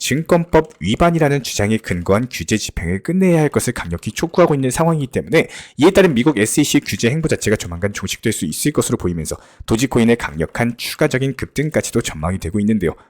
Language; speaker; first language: Korean; native; Korean